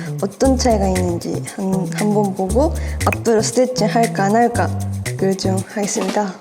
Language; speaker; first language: Korean; non-native, fluent; Japanese